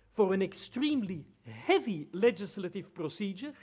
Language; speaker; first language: English; non-native, fluent; Dutch